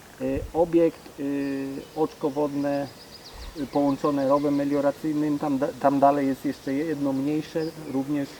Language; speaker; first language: Polish; native; Polish